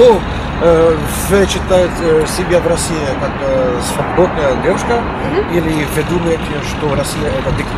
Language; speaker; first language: Russian; non-native, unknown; Dutch